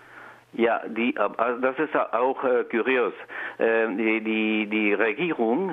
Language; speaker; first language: German; non-native, learner; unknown